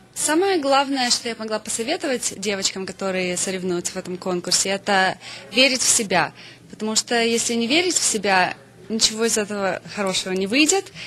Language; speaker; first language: Russian; native; Russian